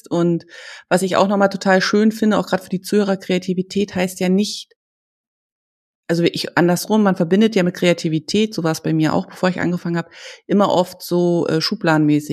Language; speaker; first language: German; native; German